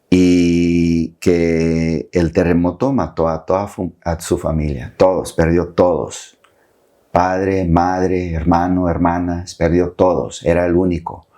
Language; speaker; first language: Spanish; early bilingual, heritage; Spanish